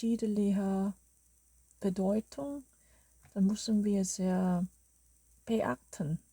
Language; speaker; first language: German; non-native, learner; Korean